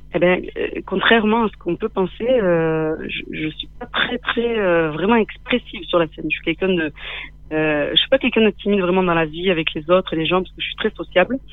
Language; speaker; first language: French; native; French